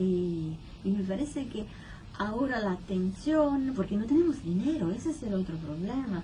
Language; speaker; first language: Spanish; non-native, fluent; Italian